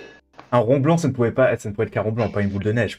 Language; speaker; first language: French; native; French